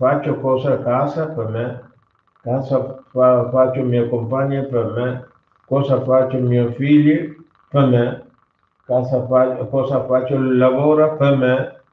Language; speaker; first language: Italian; non-native, learner; Hindi